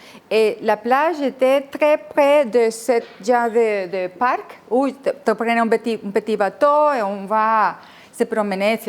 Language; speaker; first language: French; non-native, fluent; Spanish